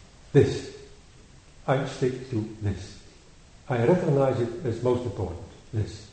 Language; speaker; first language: English; non-native, fluent; Dutch